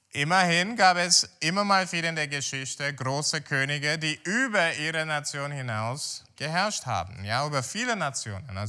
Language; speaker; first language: German; non-native, fluent; Portuguese